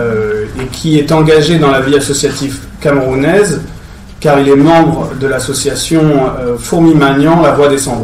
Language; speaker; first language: French; native; French